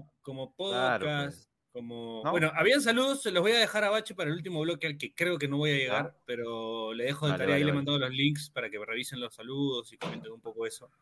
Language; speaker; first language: Spanish; native; Spanish